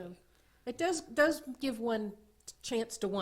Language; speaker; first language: English; native; English